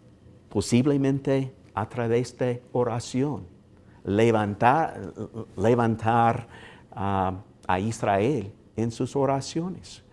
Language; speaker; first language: Spanish; non-native, learner; English